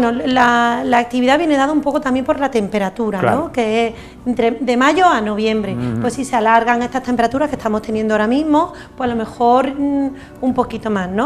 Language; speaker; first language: Spanish; native; Spanish